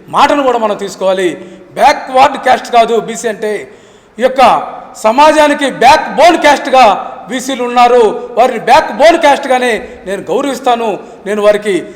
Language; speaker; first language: Telugu; native; Telugu